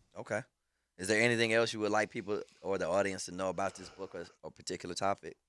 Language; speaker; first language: English; native; English